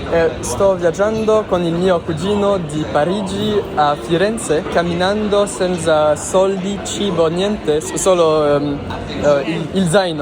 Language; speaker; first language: Italian; non-native, learner; French